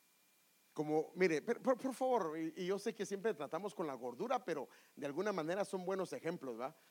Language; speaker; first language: Spanish; native; Spanish